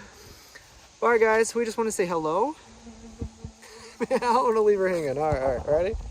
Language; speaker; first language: English; native; English